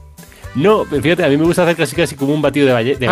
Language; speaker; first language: Spanish; native; Spanish